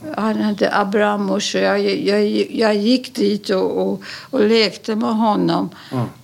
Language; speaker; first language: Swedish; early bilingual, other home language; Polish